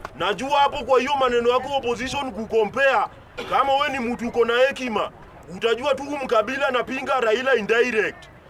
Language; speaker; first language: Swahili; native; Swahili